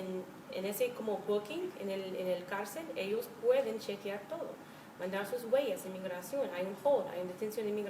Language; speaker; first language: Spanish; non-native, fluent; English